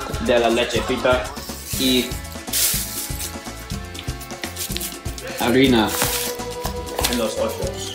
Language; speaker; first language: Spanish; non-native, learner; English